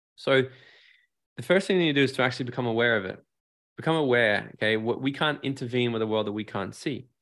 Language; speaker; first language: English; native; English